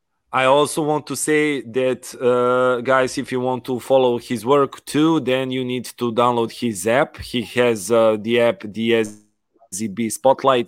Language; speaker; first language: English; non-native, learner; Serbian